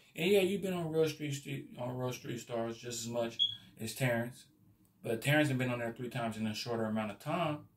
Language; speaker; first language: English; native; English